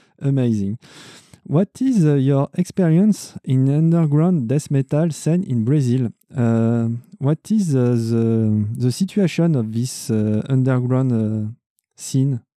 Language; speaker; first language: English; non-native, learner; French